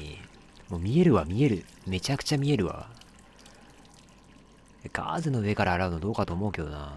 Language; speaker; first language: Japanese; native; Japanese